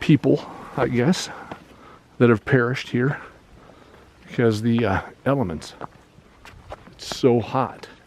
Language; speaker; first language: English; native; English